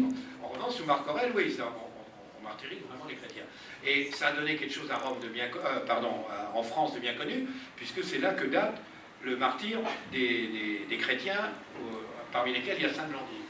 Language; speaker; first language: French; native; French